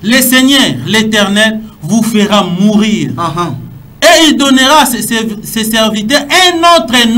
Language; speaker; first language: French; non-native, local second language; Lingala